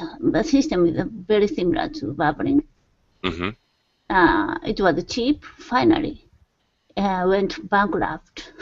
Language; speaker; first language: English; non-native, learner; Japanese